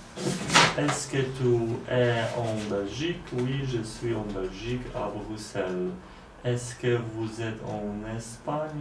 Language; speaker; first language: French; non-native, learner; Polish